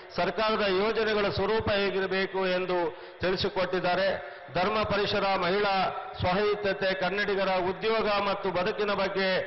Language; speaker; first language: Kannada; native; Kannada